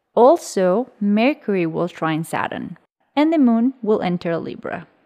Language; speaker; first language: English; early bilingual, other home language; Spanish